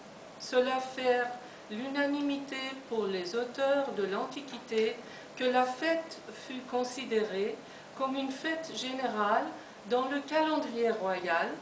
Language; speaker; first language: French; non-native, fluent; Persian